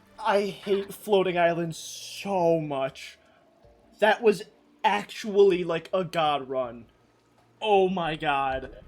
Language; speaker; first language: English; native; English